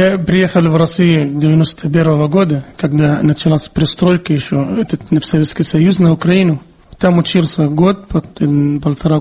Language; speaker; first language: Russian; non-native, fluent; Arabic